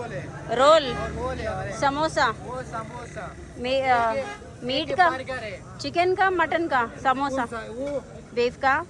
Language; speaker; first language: Hindi; non-native, local second language; Telugu